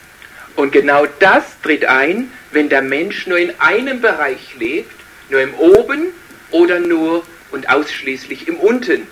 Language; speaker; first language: German; native; German